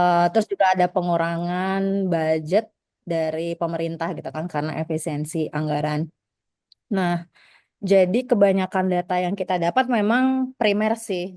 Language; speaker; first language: Indonesian; native; Indonesian